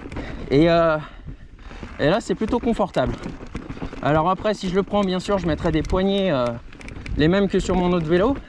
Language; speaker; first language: French; native; French